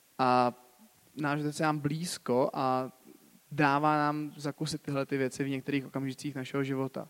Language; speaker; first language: Czech; native; Czech